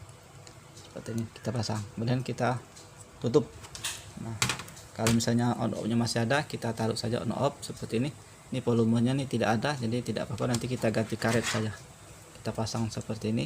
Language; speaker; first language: Indonesian; native; Indonesian